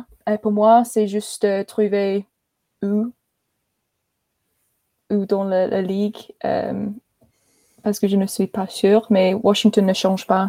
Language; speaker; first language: French; non-native, learner; English